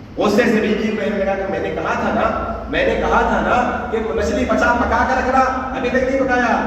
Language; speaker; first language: Urdu; native; Urdu